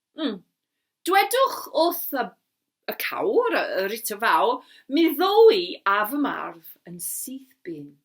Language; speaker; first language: Welsh; non-native, local second language; English